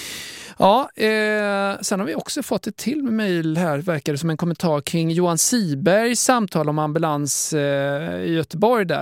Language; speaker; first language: Swedish; native; Swedish